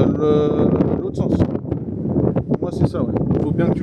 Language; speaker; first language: French; native; French